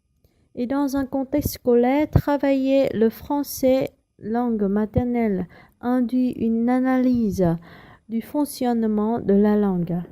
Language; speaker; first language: French; non-native, learner; Vietnamese